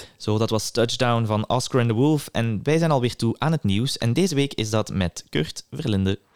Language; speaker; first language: Dutch; native; Dutch